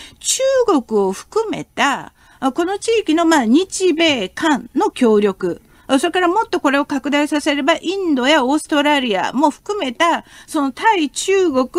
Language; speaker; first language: Japanese; non-native, fluent; Korean